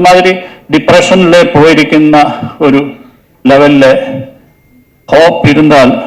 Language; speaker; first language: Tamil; non-native, learner; Malayalam